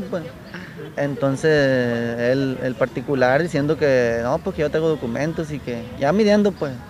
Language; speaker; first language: Spanish; native; Spanish